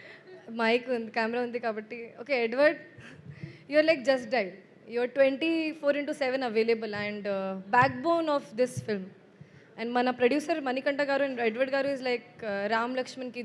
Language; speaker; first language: Telugu; non-native, learner; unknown